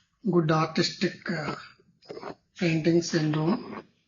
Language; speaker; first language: English; non-native, local second language; Telugu